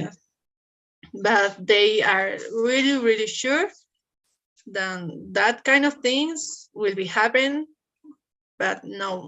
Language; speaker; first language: English; non-native, learner; Spanish